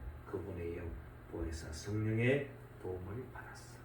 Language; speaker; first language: Korean; native; Korean